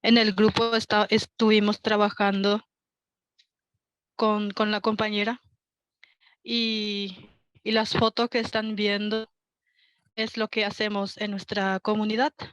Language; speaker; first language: Spanish; non-native, local second language; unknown